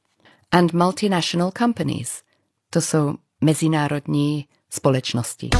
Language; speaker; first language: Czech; non-native, learner; English